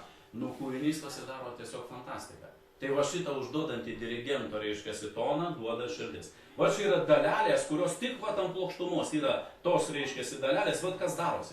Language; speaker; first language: Lithuanian; native; Lithuanian